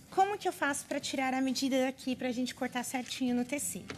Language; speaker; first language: Portuguese; native; Portuguese